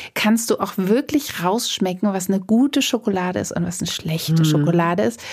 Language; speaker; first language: German; native; German